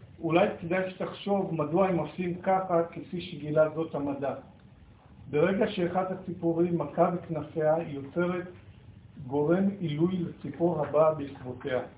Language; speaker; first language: Hebrew; native; Hebrew